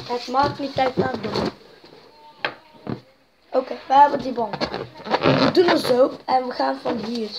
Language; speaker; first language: Dutch; non-native, local second language; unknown